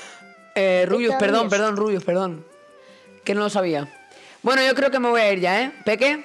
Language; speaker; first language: Spanish; native; Spanish